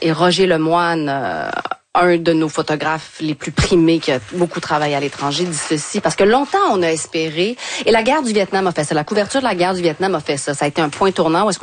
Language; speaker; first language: French; native; French